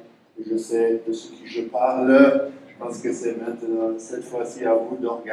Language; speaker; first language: French; non-native, fluent; German